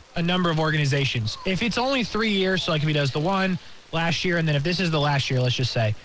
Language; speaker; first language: English; native; English